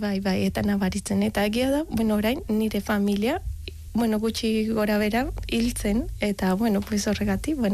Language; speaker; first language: Basque; non-native, learner; Spanish